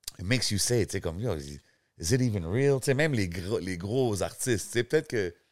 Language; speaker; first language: French; native; French